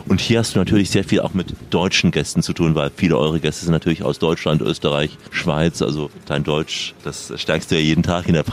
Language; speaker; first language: German; native; German